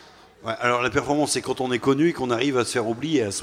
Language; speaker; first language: French; native; French